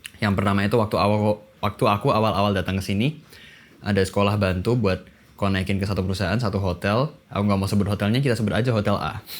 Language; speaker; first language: Indonesian; native; Indonesian